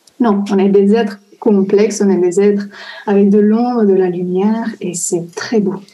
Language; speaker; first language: French; non-native, fluent; Italian